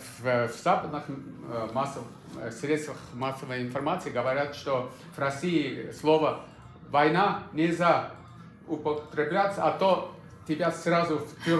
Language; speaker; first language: Russian; non-native, fluent; German